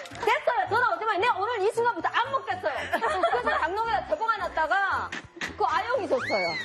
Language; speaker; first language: Korean; native; Korean